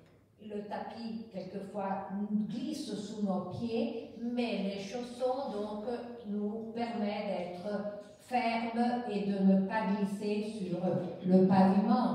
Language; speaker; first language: French; non-native, fluent; Italian